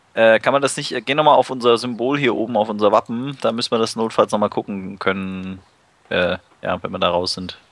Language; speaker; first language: German; native; German